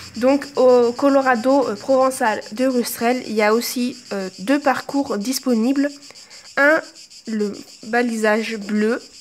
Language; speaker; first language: French; native; French